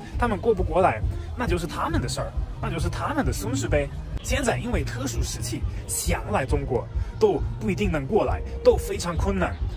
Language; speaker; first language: Chinese; non-native, fluent; German